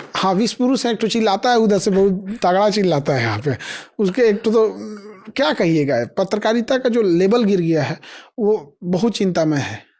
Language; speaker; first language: Hindi; native; Hindi